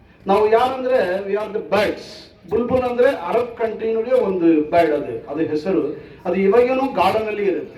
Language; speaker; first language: Kannada; non-native, fluent; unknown